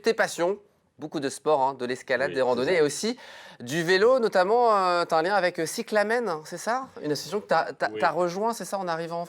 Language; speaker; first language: French; native; French